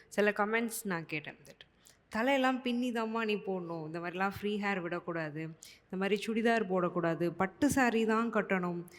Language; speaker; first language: Tamil; native; Tamil